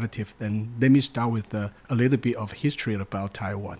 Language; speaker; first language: English; non-native, fluent; Chinese